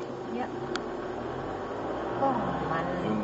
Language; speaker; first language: German; non-native, learner; Thai